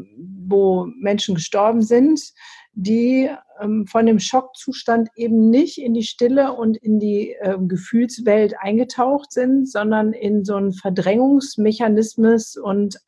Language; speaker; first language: German; native; German